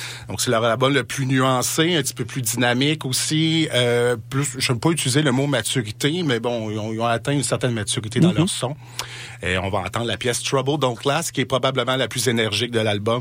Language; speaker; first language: French; native; French